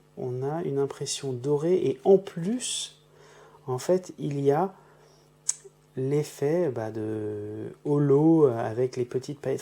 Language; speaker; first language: French; native; French